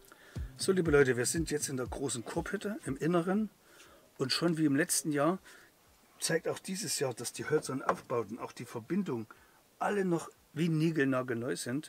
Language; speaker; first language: German; native; German